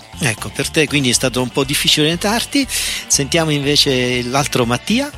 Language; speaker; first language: Italian; native; Italian